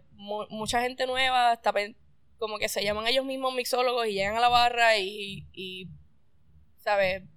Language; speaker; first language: Spanish; native; Spanish